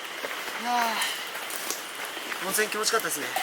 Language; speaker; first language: Japanese; native; Japanese